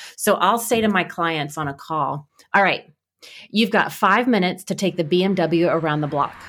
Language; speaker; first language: English; native; English